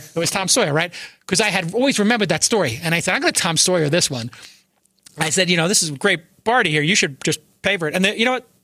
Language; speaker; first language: English; native; English